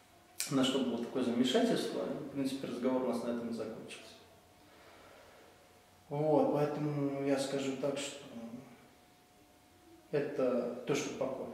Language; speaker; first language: Russian; native; Russian